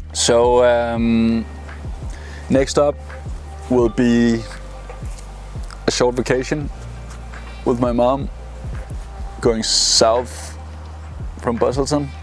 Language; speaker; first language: English; non-native, fluent; Danish